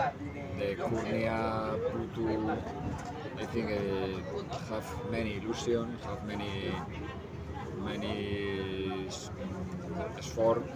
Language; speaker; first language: English; non-native, learner; Spanish